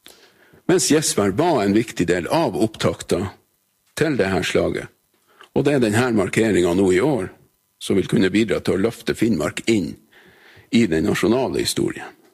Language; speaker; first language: Norwegian; native; Norwegian